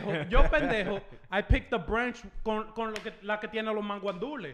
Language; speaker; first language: Spanish; early bilingual, heritage; Spanish